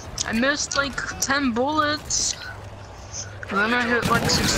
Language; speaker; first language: English; native; English